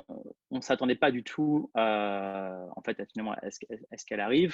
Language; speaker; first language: French; native; French